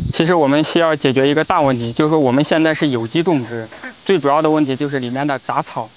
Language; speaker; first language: Chinese; native; Chinese